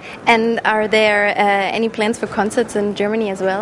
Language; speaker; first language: English; non-native, fluent; German